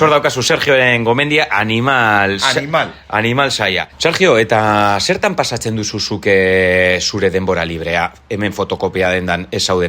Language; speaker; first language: Basque; native; Basque